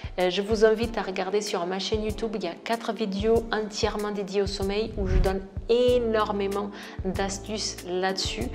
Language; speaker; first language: French; non-native, fluent; Portuguese